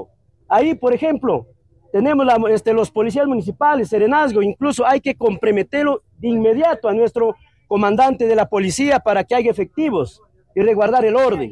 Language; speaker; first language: Spanish; native; Spanish